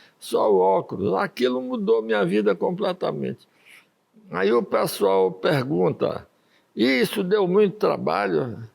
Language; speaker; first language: Portuguese; early bilingual, other home language; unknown